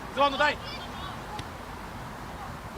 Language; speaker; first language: Russian; native; Russian